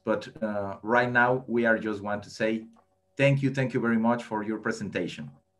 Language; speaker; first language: English; non-native, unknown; Spanish